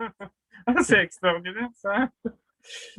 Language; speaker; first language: French; non-native, fluent; Russian